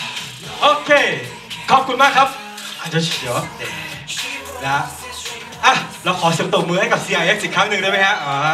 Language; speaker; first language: Korean; non-native, fluent; Thai